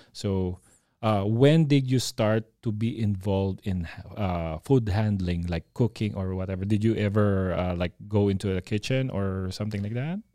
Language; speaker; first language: English; non-native, local second language; Filipino